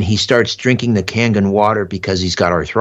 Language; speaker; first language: English; native; English